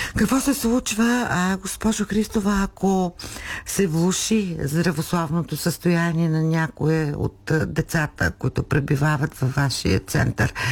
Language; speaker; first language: Bulgarian; native; Bulgarian